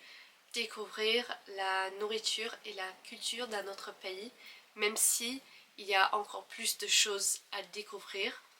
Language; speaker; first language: French; non-native, fluent; English